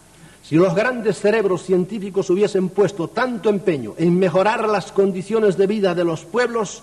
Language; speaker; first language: Spanish; native; Spanish